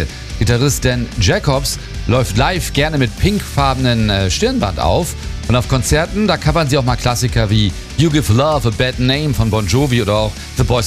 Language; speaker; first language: German; native; German